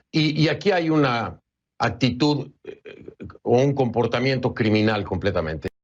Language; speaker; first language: Spanish; native; Spanish